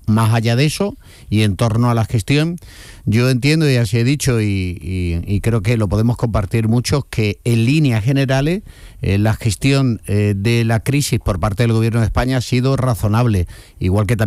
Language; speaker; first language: Spanish; native; Spanish